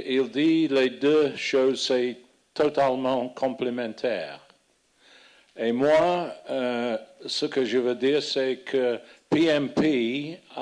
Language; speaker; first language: French; non-native, fluent; English